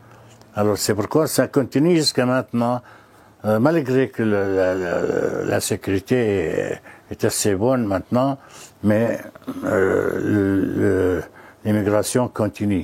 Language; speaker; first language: French; non-native, fluent; Arabic